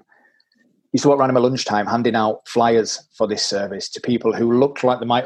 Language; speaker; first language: English; native; English